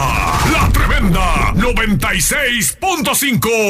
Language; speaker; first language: Spanish; native; Spanish